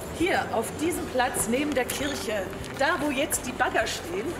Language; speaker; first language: German; native; German